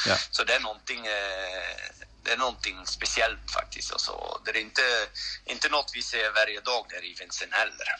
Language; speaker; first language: Swedish; non-native, learner; French